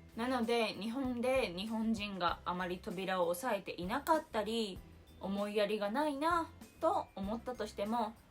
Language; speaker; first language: Japanese; native; Japanese